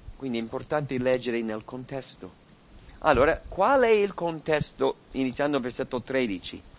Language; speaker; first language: Italian; non-native, fluent; English